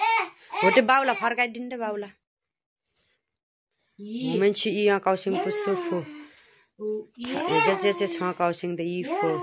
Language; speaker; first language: Chinese; non-native, learner; Nepali